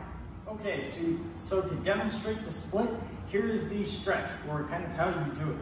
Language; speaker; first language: English; native; English